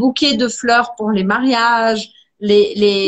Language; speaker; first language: French; non-native, fluent; Portuguese